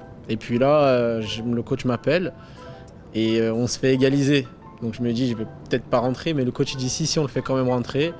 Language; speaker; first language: French; early bilingual, other home language; Arabic